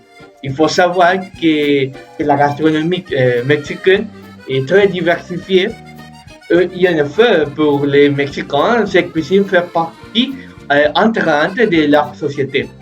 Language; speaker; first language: French; non-native, learner; Spanish